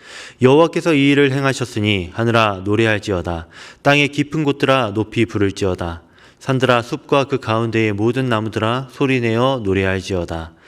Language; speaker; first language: Korean; native; Korean